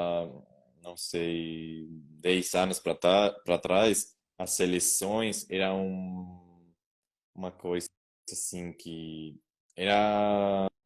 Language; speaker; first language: Portuguese; non-native, learner; Spanish